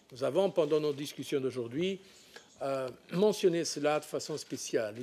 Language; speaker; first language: French; non-native, fluent; Portuguese